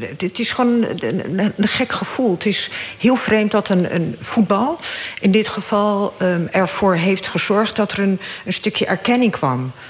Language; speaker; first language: Dutch; early bilingual, other home language; Arabic